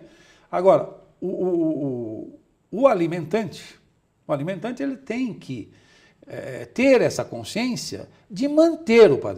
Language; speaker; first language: Portuguese; native; Portuguese